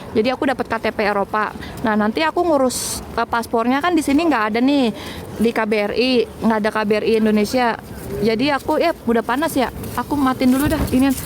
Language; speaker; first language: Indonesian; native; Indonesian